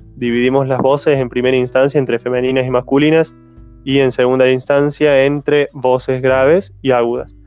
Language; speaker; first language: Spanish; native; Spanish